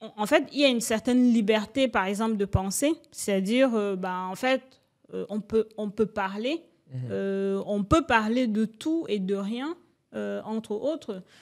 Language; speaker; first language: French; native; French